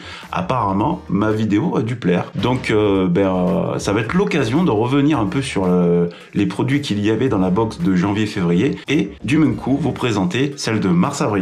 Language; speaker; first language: French; native; French